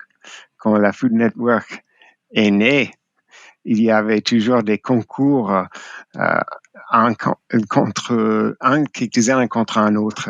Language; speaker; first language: French; non-native, fluent; English